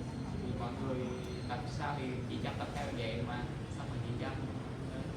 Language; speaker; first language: Vietnamese; native; Vietnamese